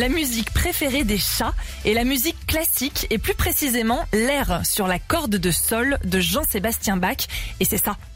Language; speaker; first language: French; native; French